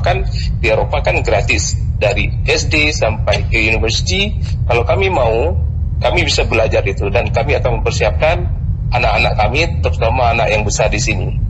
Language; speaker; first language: Indonesian; non-native, local second language; Achinese